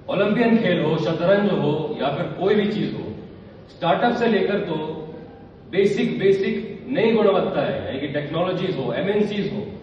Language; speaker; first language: Hindi; non-native, local second language; Marathi